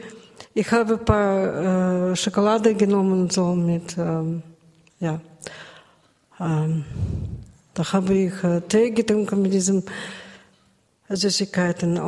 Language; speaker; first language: German; non-native, learner; Russian